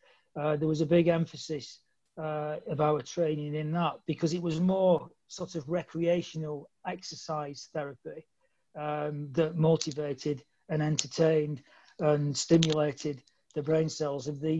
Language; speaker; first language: English; native; English